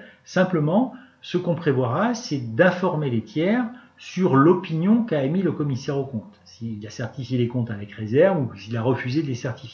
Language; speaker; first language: French; native; French